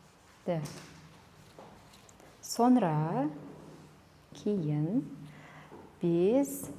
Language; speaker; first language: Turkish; non-native, fluent; Kazakh